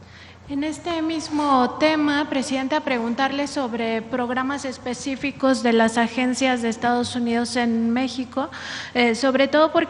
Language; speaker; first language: Spanish; native; Spanish